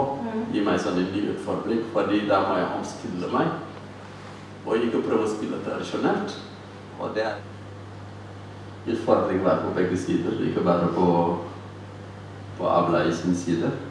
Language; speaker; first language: Norwegian; non-native, fluent; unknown